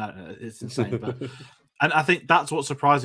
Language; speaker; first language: English; native; English